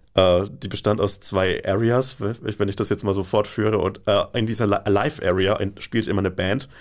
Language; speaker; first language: German; native; German